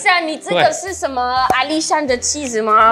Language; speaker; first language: Chinese; non-native, fluent; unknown